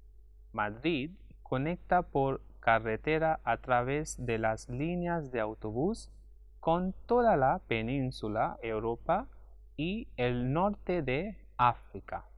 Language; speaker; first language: Spanish; non-native, fluent; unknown